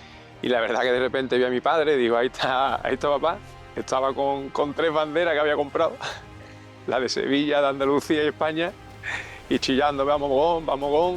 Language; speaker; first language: Spanish; native; Spanish